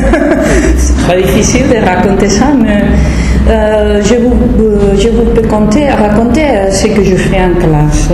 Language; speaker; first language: French; non-native, fluent; Spanish